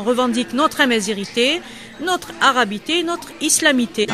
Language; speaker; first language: French; non-native, local second language; Kabyle